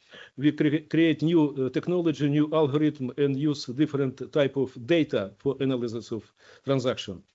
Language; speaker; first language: English; non-native, learner; Ukrainian